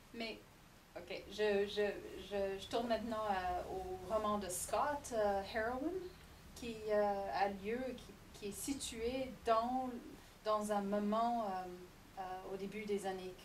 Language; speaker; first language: French; non-native, fluent; English